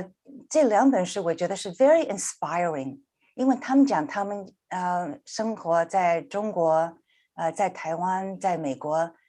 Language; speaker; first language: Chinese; early bilingual, heritage; Chinese